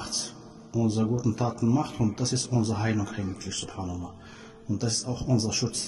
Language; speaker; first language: German; non-native, fluent; Arabic